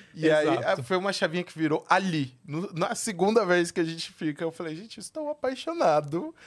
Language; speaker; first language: Portuguese; native; Portuguese